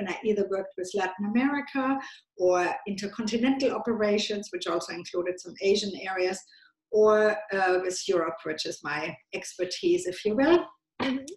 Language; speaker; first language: English; non-native, fluent; German